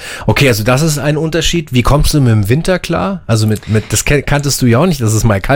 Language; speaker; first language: German; native; German